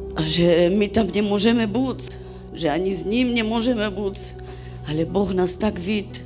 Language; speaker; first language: Slovak; non-native, local second language; Romany